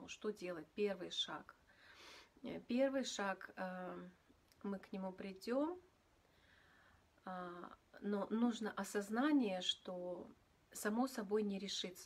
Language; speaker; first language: Russian; native; Russian